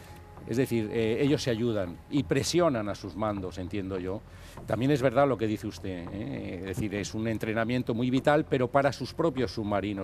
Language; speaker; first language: Spanish; native; Spanish